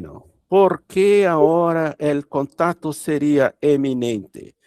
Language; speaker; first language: Spanish; non-native, learner; Portuguese